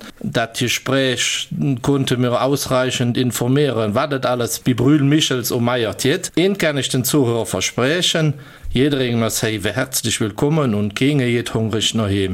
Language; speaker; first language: German; native; German